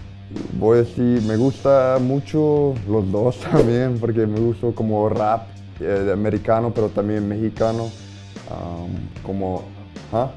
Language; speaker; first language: Spanish; early bilingual, heritage; Spanish